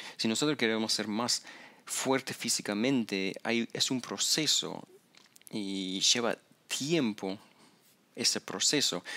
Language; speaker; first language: Spanish; non-native, fluent; English